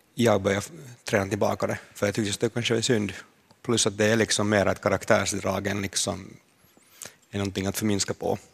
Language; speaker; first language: Swedish; native; Swedish